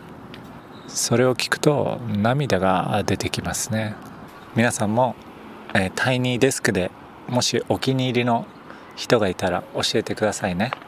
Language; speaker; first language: Japanese; native; Japanese